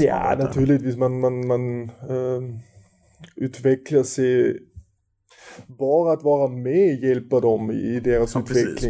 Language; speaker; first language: Swedish; non-native, fluent; German